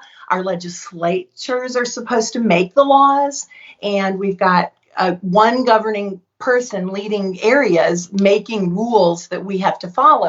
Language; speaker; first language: English; native; English